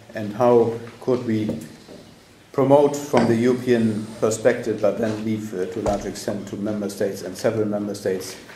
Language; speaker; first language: English; non-native, fluent; German